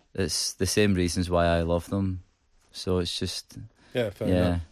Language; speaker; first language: English; native; English